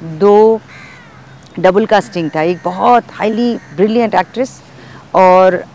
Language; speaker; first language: Hindi; non-native, local second language; Bangla